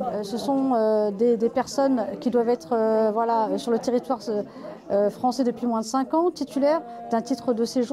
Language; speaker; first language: French; native; French